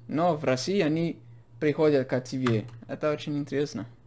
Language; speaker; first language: Russian; non-native, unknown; English